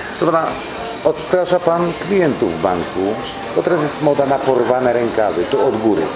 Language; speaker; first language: Polish; native; Polish